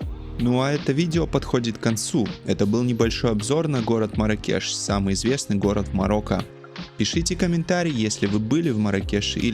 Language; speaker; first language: Russian; native; Russian